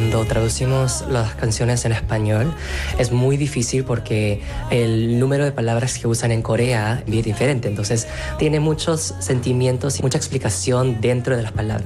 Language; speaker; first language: Spanish; non-native, fluent; Korean